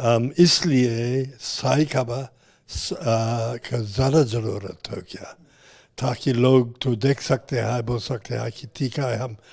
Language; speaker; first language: Hindi; non-native, fluent; English